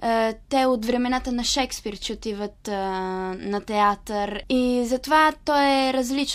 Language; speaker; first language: Bulgarian; early bilingual, heritage; Italian